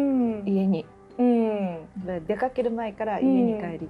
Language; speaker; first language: Japanese; native; Japanese